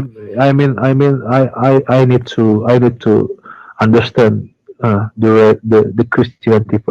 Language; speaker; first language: English; non-native, learner; Indonesian